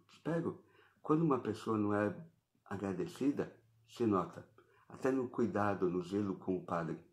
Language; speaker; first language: Portuguese; native; Portuguese